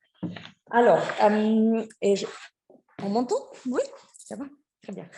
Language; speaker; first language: French; non-native, fluent; German